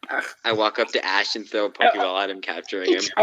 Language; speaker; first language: English; native; English